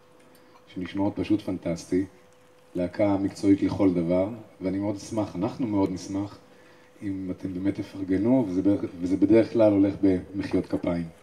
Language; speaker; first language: Hebrew; native; Hebrew